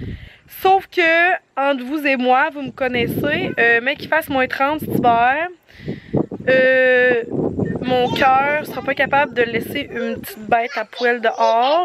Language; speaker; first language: French; native; French